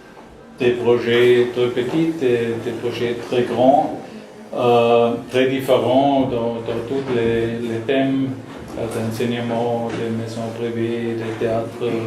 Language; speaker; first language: French; non-native, learner; German